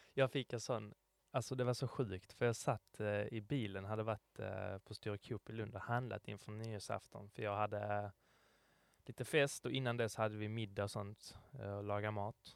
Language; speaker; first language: Swedish; native; Swedish